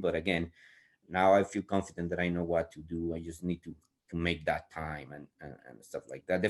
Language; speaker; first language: English; non-native, fluent; Spanish